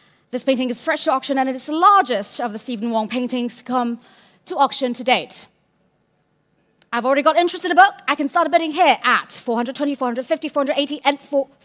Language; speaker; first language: English; non-native, local second language; Cantonese